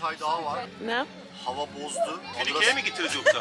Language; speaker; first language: Turkish; native; Turkish